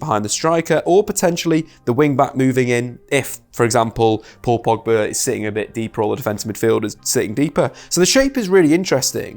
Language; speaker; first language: English; native; English